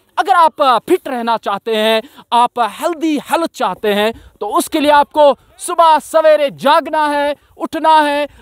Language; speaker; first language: Hindi; non-native, local second language; Kashmiri